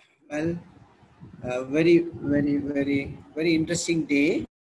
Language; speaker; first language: English; non-native, local second language; Hindi